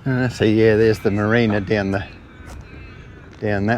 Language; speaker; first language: English; native; English